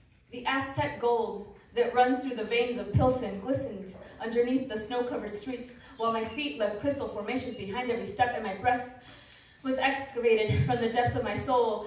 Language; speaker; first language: English; early bilingual, other home language; Spanish